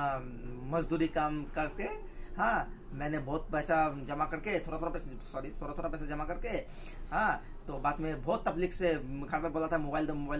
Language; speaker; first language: Hindi; non-native, local second language; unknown